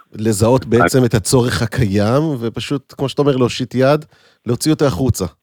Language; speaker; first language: Hebrew; native; Hebrew